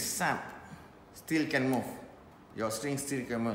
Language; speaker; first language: English; non-native, local second language; Malay